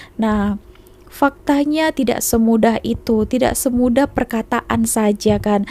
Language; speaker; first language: Indonesian; native; Indonesian